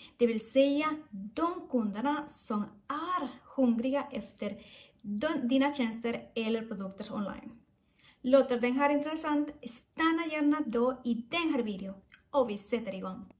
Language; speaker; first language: Swedish; non-native, fluent; Spanish